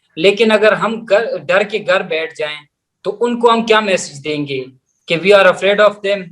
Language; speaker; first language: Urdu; non-native, local second language; Pashto